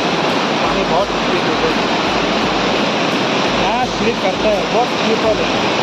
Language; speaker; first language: Hindi; non-native, local second language; Kok Borok